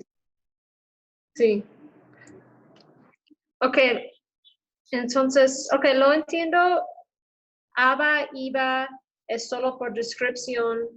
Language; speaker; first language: Spanish; non-native, learner; English